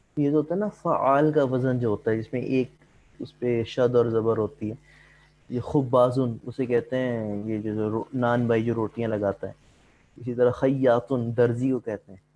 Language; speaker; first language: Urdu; native; Urdu